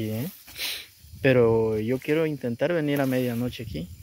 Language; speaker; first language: Spanish; native; Spanish